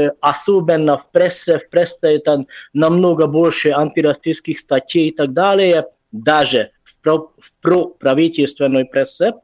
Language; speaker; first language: Russian; non-native, fluent; Hungarian